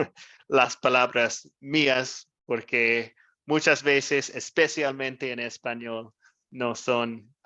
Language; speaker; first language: Spanish; non-native, fluent; English